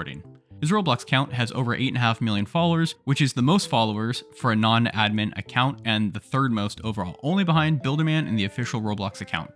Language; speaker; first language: English; native; English